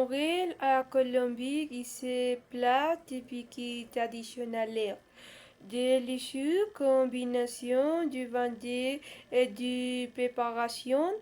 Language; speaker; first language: French; non-native, learner; Spanish